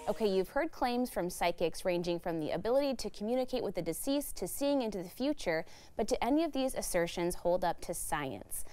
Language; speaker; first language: English; native; English